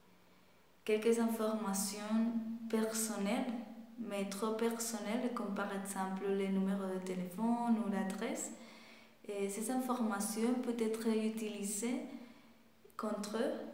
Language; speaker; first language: French; non-native, fluent; Spanish